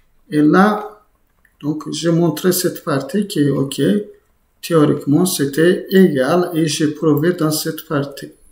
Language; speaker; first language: French; non-native, fluent; Azerbaijani